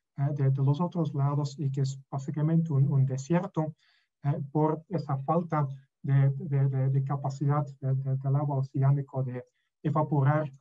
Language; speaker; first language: Spanish; non-native, fluent; Dutch